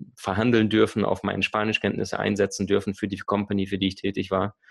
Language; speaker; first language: German; early bilingual, other home language; Russian